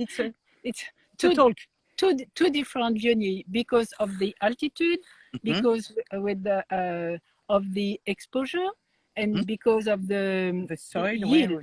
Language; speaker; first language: English; non-native, learner; French